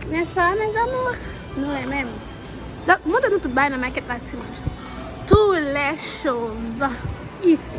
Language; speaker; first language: French; non-native, learner; Haitian Creole